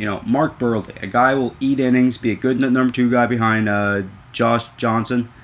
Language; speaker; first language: English; native; English